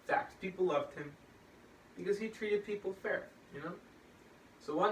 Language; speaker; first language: English; native; English